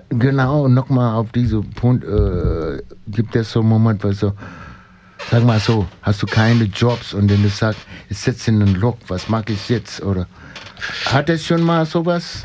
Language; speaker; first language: German; non-native, learner; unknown